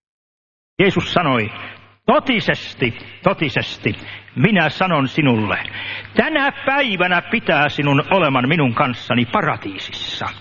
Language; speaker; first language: Finnish; native; Finnish